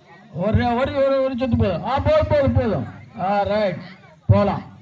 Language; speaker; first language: Tamil; native; Tamil